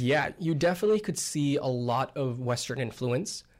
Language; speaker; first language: English; native; English